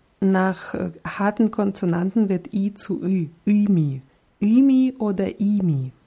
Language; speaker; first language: German; non-native, fluent; Russian